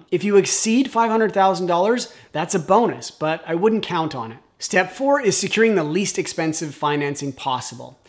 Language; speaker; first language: English; native; English